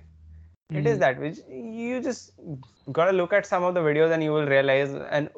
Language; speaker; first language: English; non-native, local second language; Hindi